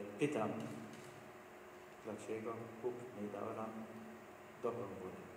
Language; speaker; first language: Polish; non-native, learner; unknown